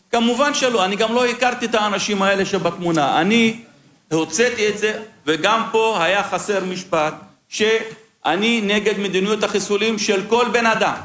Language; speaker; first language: Hebrew; non-native, local second language; Arabic